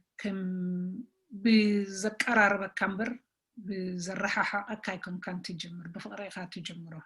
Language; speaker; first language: Tigrinya; native; Tigrinya